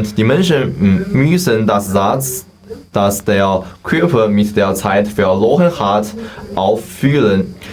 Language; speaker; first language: German; non-native, learner; Chinese